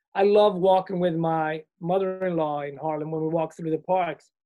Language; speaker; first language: English; early bilingual, other home language; Swedish